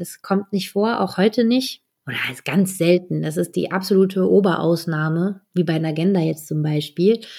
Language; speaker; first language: German; native; German